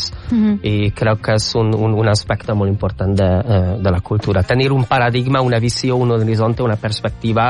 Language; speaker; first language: Catalan; non-native, fluent; Spanish